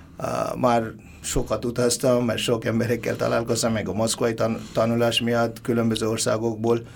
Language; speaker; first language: Hungarian; non-native, learner; Bangla